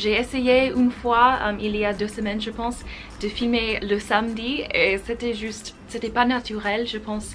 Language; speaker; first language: French; non-native, fluent; English